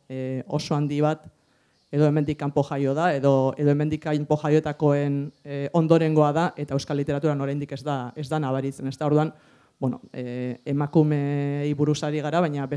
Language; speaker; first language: Basque; native; Basque